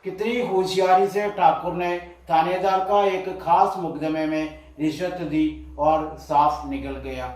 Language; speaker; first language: Hindi; non-native, local second language; Malayalam